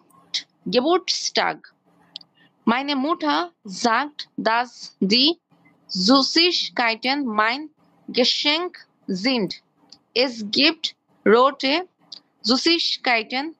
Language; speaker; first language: German; non-native, learner; Bangla